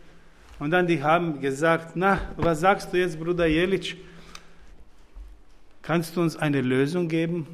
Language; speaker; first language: German; non-native, fluent; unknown